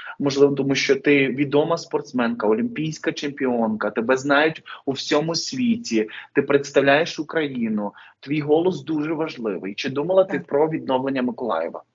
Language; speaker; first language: Ukrainian; native; Ukrainian